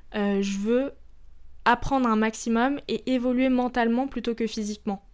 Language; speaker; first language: French; early bilingual, other home language; Arabic